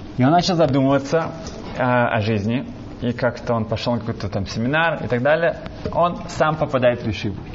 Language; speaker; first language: Russian; early bilingual, heritage; Russian